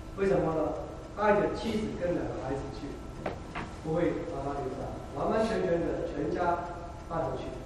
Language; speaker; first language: Chinese; non-native, local second language; Cantonese